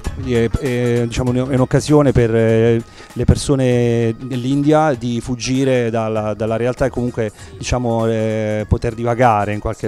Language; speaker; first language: Italian; native; Italian